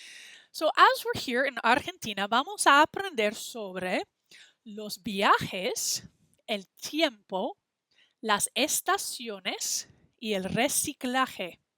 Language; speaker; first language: Spanish; non-native, fluent; English